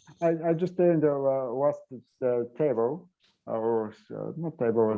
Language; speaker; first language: English; non-native, learner; Bulgarian